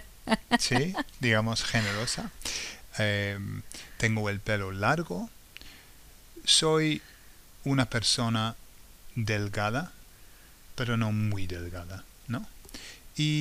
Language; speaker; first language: Spanish; non-native, fluent; English